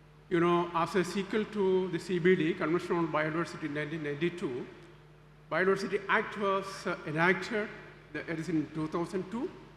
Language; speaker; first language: English; non-native, local second language; Malayalam